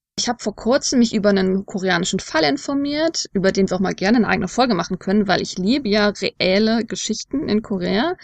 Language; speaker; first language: German; native; German